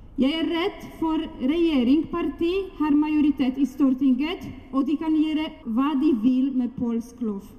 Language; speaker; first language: Norwegian; non-native, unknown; Polish